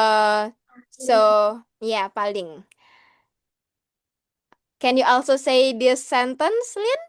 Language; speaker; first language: English; non-native, learner; Indonesian